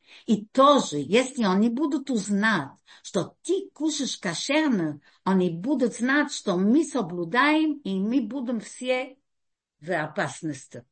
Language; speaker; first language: Russian; early bilingual, heritage; Russian